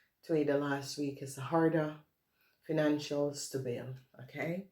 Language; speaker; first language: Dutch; non-native, fluent; English